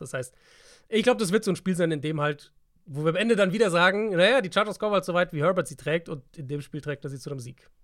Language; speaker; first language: German; native; German